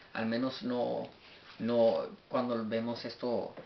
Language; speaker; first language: Spanish; early bilingual, heritage; Spanish